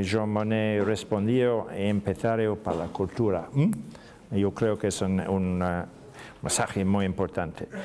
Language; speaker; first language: Spanish; non-native, learner; English